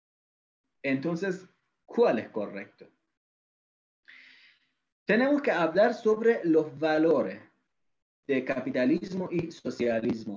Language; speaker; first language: Spanish; non-native, fluent; Persian